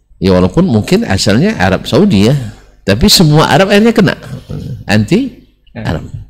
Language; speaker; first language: Indonesian; non-native, local second language; Minangkabau